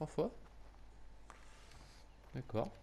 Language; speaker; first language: French; native; French